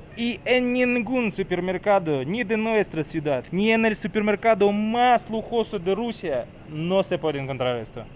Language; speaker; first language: Spanish; non-native, learner; Russian